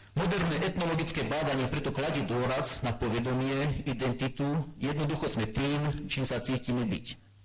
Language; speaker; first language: Slovak; non-native, local second language; German